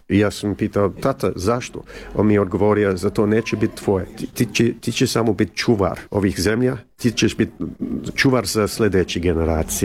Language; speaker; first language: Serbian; early bilingual, heritage; Serbian